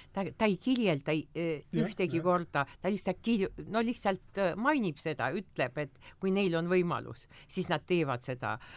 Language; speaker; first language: Estonian; non-native, local second language; Russian